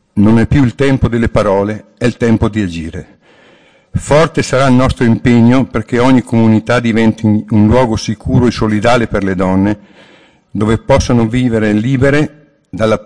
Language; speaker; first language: Italian; native; Italian